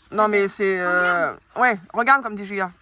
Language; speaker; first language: French; native; French